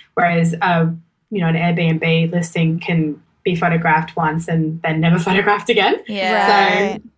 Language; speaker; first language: English; native; English